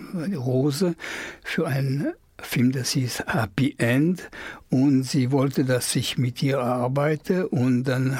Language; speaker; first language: German; non-native, fluent; French